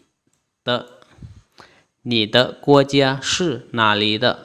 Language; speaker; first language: Chinese; non-native, fluent; Lao